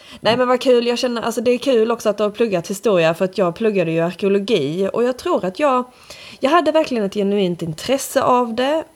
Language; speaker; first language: Swedish; native; Swedish